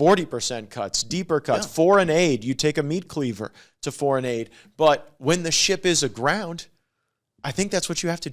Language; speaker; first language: English; native; English